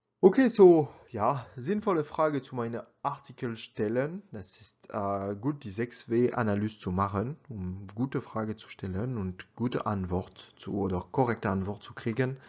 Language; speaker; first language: German; non-native, learner; French